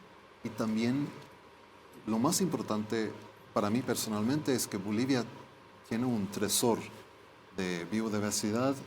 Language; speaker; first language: Spanish; non-native, fluent; Swedish